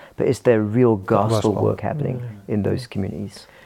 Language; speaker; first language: English; native; English